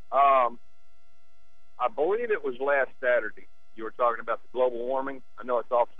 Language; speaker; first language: English; native; English